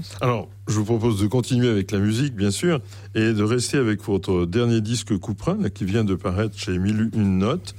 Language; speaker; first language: French; native; French